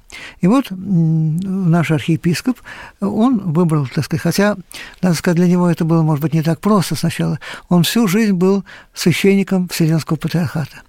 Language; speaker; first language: Russian; native; Russian